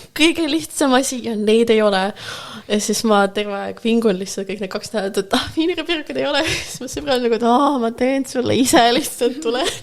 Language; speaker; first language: Estonian; non-native, local second language; Russian